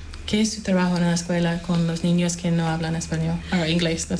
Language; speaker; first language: Spanish; non-native, fluent; English